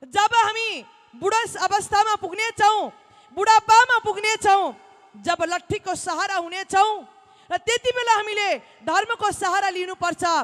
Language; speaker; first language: Nepali; native; Nepali